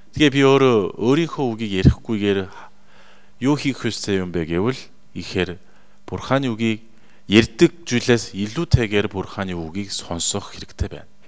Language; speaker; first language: Mongolian; native; Mongolian